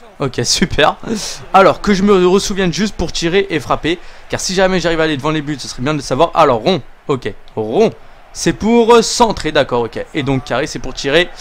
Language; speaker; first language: French; native; French